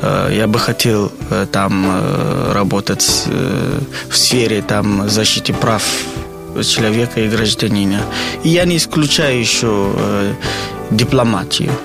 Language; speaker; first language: Russian; non-native, learner; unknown